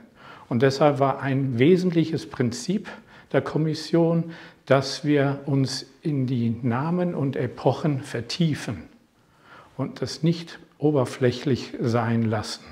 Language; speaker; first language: German; non-native, fluent; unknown